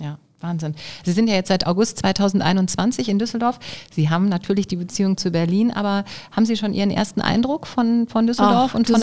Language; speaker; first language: German; native; German